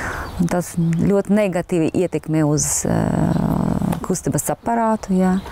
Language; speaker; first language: Latvian; non-native, local second language; Russian